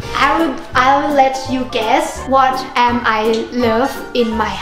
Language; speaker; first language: English; non-native, learner; Thai